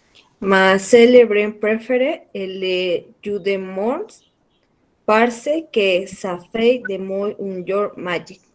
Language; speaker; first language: French; non-native, learner; Spanish